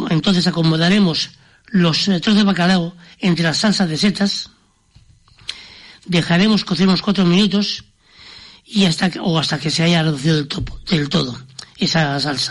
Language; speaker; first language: Spanish; native; Spanish